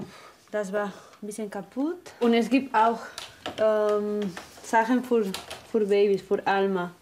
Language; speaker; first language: German; non-native, learner; Spanish